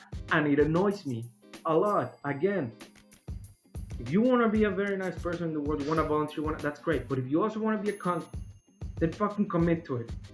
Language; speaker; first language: English; non-native, fluent; Spanish